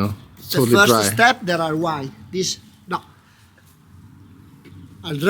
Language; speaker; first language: English; non-native, learner; Italian